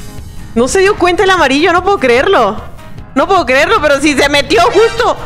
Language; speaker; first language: Spanish; native; Spanish